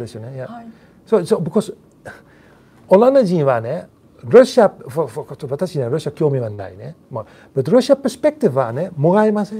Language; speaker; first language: Japanese; non-native, learner; Dutch